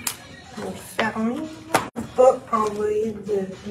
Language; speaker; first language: French; native; French